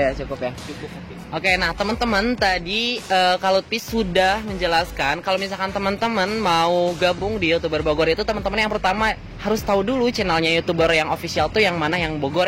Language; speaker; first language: Indonesian; native; Indonesian